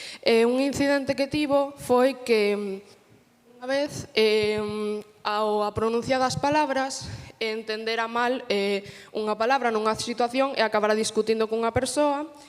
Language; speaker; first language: Galician; early bilingual, other home language; Portuguese